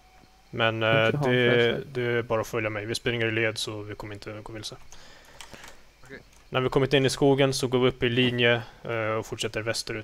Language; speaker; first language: Swedish; native; Swedish